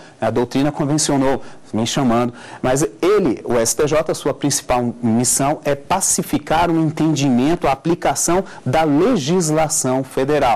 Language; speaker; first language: Portuguese; native; Portuguese